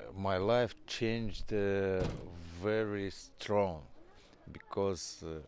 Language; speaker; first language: English; non-native, fluent; Norwegian